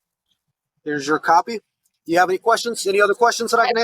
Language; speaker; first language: English; native; English